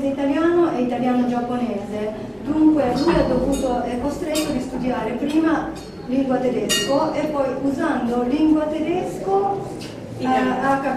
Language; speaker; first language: Italian; non-native, learner; Japanese